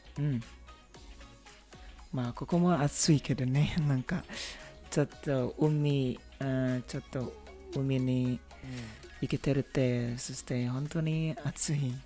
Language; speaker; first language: Japanese; non-native, learner; Indonesian